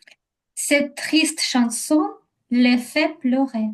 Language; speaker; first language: French; non-native, learner; Ukrainian